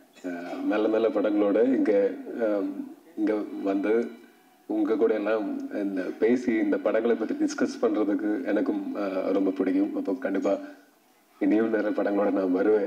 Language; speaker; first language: Tamil; non-native, learner; Malayalam